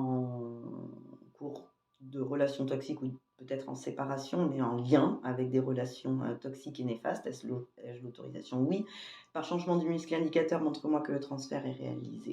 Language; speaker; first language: French; native; French